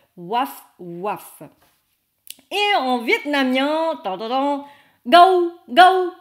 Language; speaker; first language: French; non-native, fluent; Vietnamese